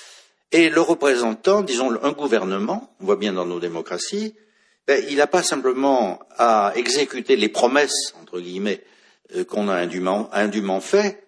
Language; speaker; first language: French; native; French